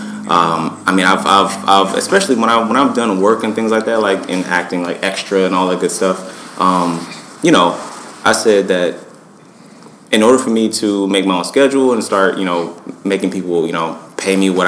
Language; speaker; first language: English; native; English